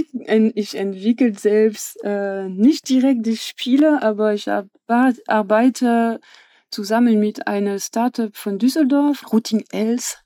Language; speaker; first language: German; non-native, fluent; French